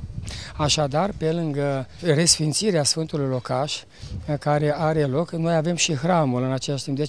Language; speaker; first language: Romanian; native; Romanian